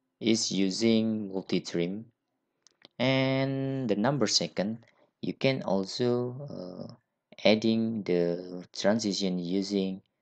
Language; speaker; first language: English; non-native, learner; Indonesian